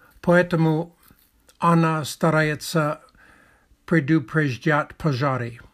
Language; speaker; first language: Russian; non-native, learner; English